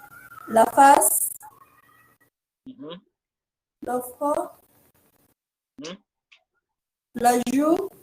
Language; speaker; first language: French; non-native, learner; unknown